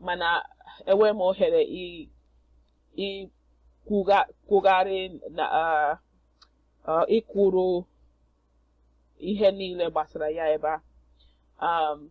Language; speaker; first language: Igbo; non-native, learner; English